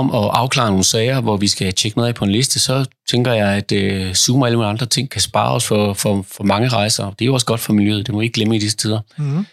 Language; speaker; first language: Danish; native; Danish